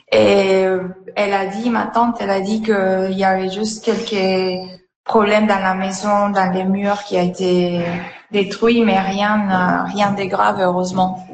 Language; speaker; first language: French; non-native, fluent; Spanish